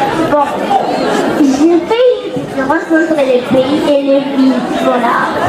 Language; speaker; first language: French; non-native, local second language; Kinyarwanda